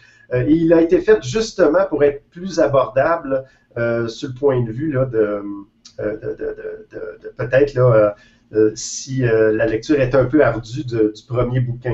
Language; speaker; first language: French; native; French